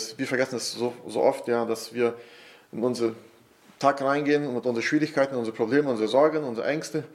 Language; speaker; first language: German; non-native, fluent; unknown